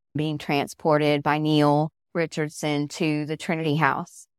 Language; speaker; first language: English; native; English